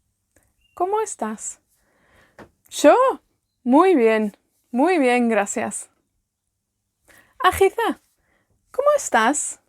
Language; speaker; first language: Spanish; non-native, fluent; Welsh